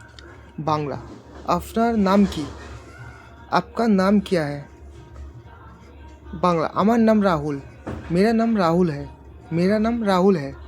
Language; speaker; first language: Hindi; non-native, local second language; Bangla